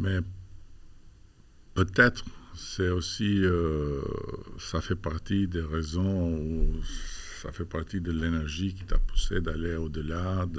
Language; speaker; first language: French; non-native, fluent; Albanian